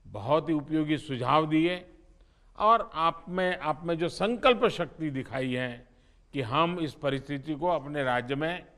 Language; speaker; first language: Hindi; non-native, local second language; Gujarati